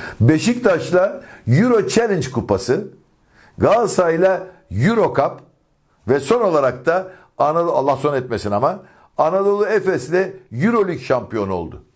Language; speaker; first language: Turkish; native; Turkish